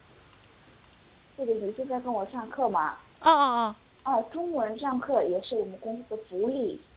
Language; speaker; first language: Chinese; non-native, learner; Korean